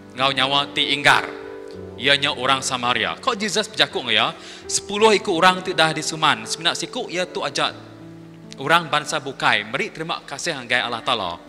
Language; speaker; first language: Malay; non-native, local second language; Iban